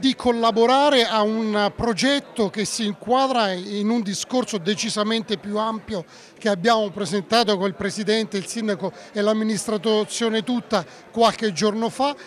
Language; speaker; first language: Italian; native; Italian